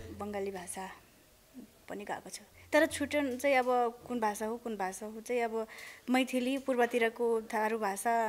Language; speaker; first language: Nepali; non-native, local second language; Dangaura Tharu